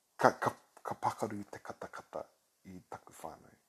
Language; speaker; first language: Māori; non-native, local second language; English